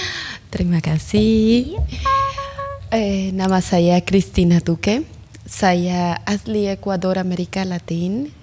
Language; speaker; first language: Indonesian; non-native, learner; Spanish